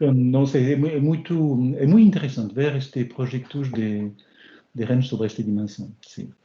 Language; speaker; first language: Portuguese; non-native, learner; French